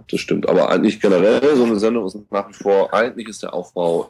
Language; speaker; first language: German; native; German